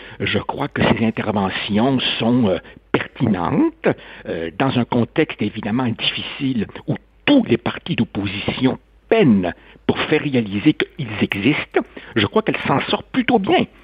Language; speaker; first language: French; native; French